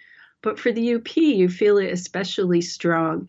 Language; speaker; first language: English; native; English